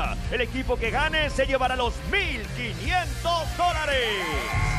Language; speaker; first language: Spanish; native; Spanish